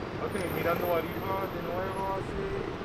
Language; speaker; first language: Spanish; non-native, fluent; English